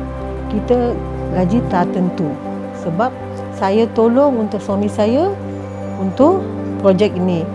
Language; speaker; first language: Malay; non-native, local second language; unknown